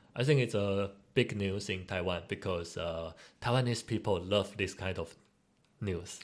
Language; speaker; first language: English; non-native, learner; Chinese